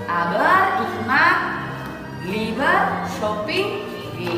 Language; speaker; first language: German; non-native, fluent; Indonesian